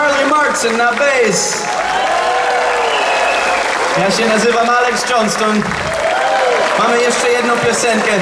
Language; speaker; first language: Polish; non-native, learner; English